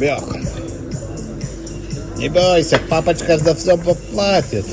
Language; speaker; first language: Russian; non-native, learner; Lithuanian